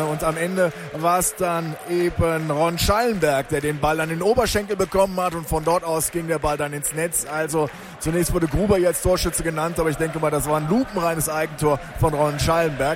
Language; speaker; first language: German; native; German